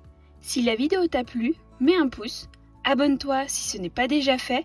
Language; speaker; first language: French; native; French